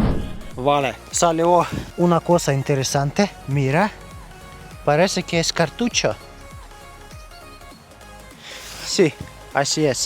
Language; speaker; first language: Spanish; non-native, learner; Russian